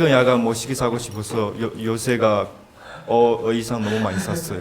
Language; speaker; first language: Korean; non-native, learner; Chinese